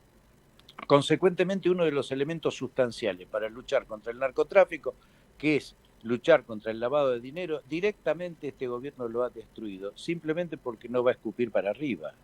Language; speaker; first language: Spanish; native; Spanish